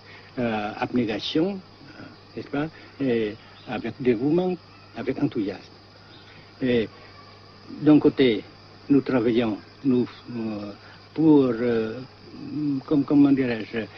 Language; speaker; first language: French; non-native, fluent; Vietnamese